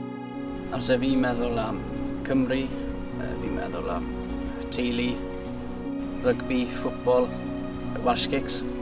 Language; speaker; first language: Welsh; non-native, local second language; English